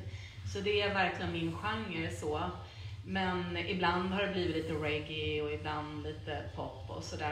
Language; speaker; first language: Swedish; native; Swedish